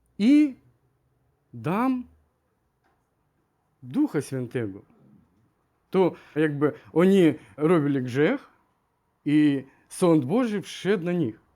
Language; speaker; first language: Polish; non-native, learner; Ukrainian